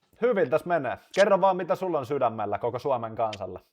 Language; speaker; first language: Finnish; native; Finnish